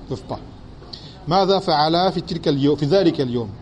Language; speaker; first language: Arabic; non-native, fluent; French